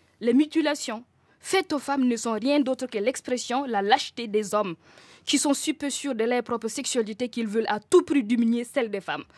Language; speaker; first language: French; non-native, local second language; Mossi